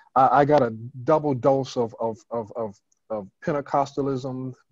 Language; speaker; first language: English; native; English